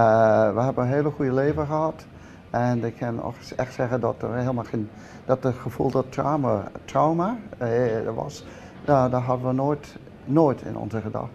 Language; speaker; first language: Dutch; early bilingual, heritage; Dutch